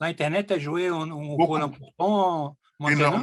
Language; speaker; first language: French; non-native, learner; Portuguese